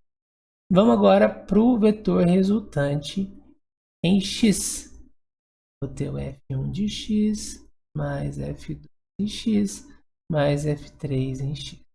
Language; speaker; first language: Portuguese; native; Portuguese